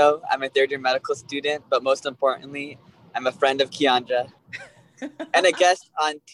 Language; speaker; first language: English; native; English